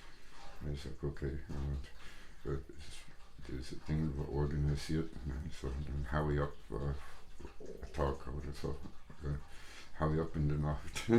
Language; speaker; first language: German; non-native, fluent; English